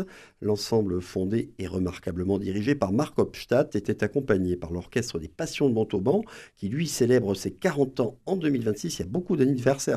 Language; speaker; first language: French; native; French